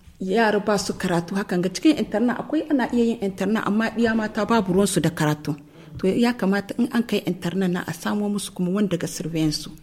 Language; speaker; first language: Hausa; native; Hausa